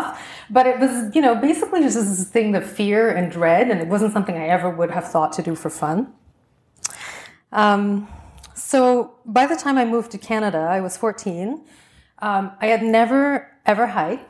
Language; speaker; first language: English; native; English